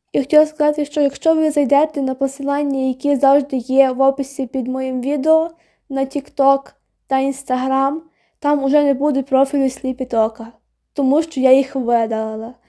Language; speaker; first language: Ukrainian; non-native, local second language; Russian